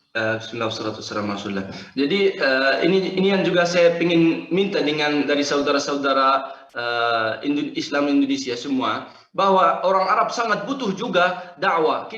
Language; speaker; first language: Indonesian; non-native, fluent; Arabic